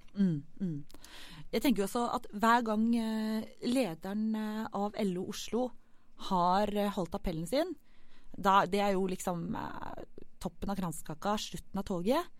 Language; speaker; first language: Norwegian; native; Norwegian